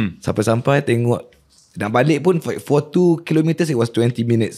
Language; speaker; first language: English; non-native, local second language; Malay